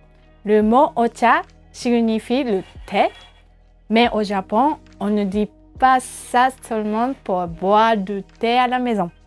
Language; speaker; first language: French; non-native, fluent; Japanese